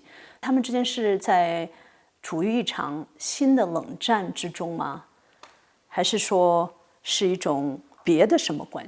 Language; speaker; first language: Chinese; native; Chinese